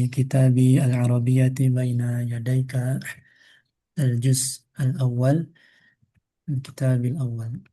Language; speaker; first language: Arabic; non-native, fluent; Indonesian